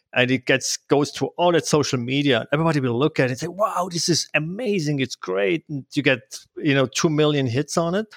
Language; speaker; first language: English; non-native, fluent; Swiss German